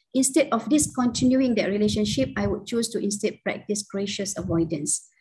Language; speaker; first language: English; non-native, local second language; Malay